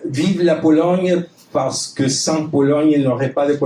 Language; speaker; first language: French; non-native, fluent; Spanish